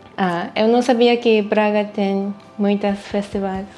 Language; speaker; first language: Portuguese; non-native, learner; Japanese